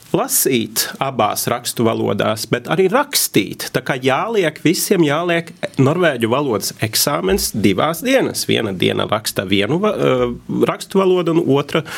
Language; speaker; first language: Latvian; non-native, fluent; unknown